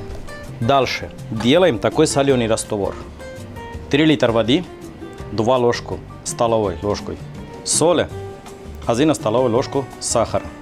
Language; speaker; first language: Russian; non-native, learner; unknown